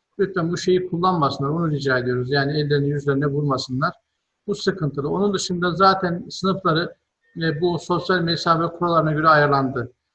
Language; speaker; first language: Turkish; native; Turkish